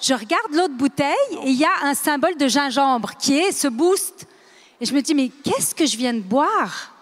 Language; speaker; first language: French; native; French